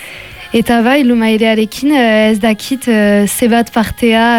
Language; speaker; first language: Basque; non-native, local second language; French